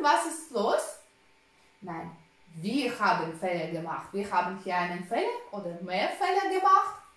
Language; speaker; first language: German; non-native, fluent; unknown